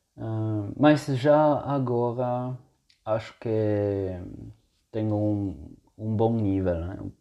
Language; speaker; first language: Portuguese; non-native, fluent; Italian